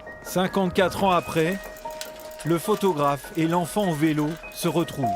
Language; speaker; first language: French; native; French